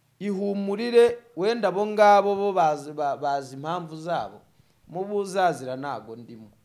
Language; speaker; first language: Kinyarwanda; native; Kinyarwanda